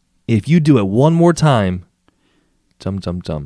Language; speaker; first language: English; native; English